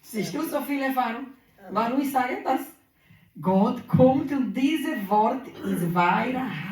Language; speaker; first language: German; non-native, learner; Portuguese